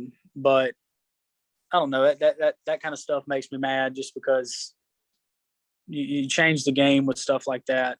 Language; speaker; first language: English; native; English